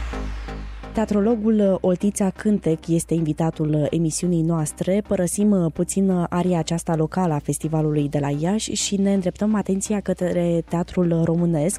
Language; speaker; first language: Romanian; native; Romanian